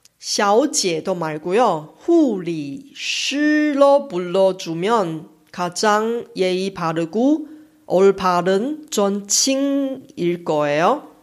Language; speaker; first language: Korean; non-native, fluent; Chinese